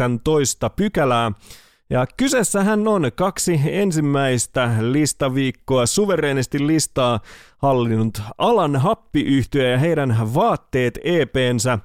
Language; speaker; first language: Finnish; native; Finnish